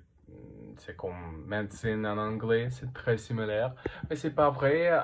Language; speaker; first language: French; non-native, learner; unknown